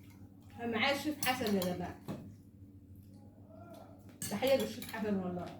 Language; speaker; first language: Arabic; native; Arabic